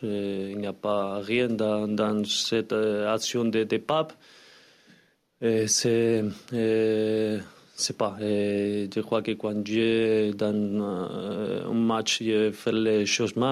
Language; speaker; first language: French; non-native, learner; Spanish